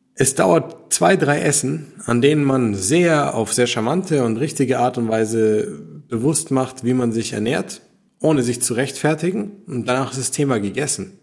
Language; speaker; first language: German; native; German